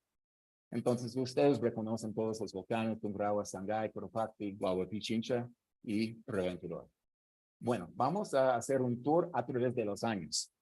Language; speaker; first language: Spanish; non-native, fluent; English